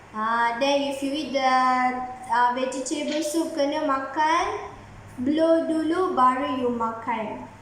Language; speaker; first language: English; non-native, learner; Malay